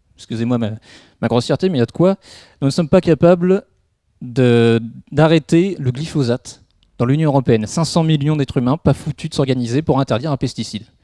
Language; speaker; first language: French; native; French